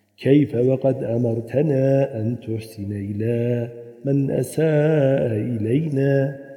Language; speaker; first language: Arabic; non-native, fluent; Turkish